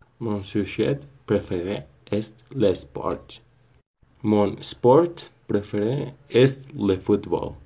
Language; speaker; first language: French; non-native, learner; Spanish